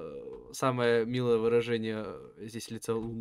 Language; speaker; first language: Russian; native; Russian